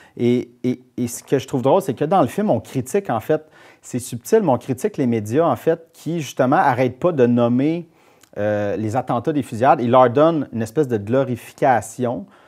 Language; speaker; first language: French; native; French